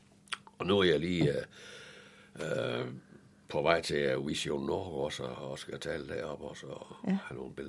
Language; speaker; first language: Danish; native; Danish